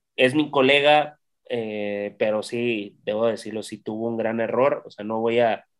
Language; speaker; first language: Spanish; native; Spanish